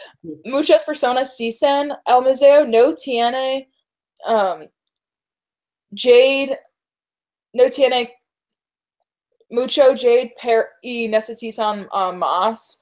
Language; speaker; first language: Spanish; non-native, learner; English